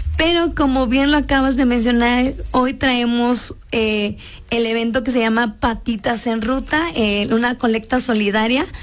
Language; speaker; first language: Spanish; native; Spanish